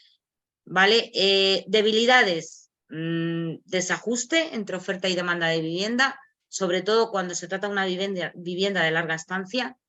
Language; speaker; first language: Spanish; native; Spanish